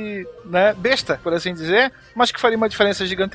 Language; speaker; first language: Portuguese; native; Portuguese